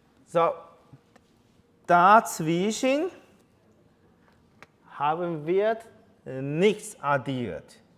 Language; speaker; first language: German; non-native, learner; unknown